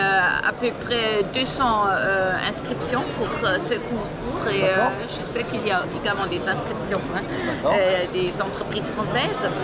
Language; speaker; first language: French; non-native, fluent; German